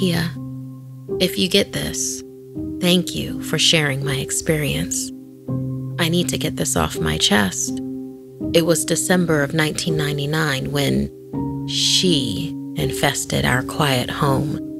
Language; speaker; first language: English; native; English